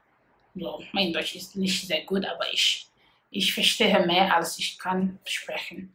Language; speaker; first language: German; non-native, learner; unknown